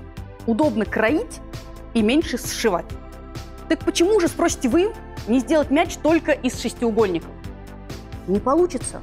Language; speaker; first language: Russian; native; Russian